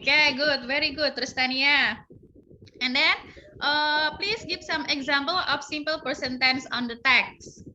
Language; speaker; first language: English; non-native, fluent; Indonesian